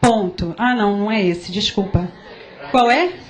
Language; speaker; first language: Portuguese; native; Portuguese